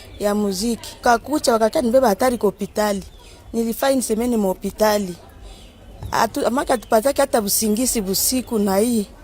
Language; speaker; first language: Swahili; native; Swahili